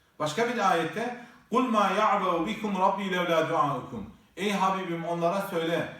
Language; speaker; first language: Turkish; native; Turkish